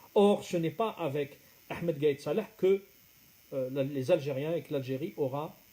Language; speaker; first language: French; non-native, local second language; Arabic